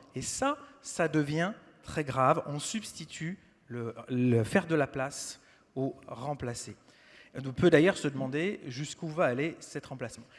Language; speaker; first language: French; native; French